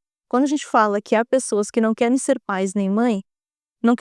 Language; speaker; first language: Portuguese; native; Portuguese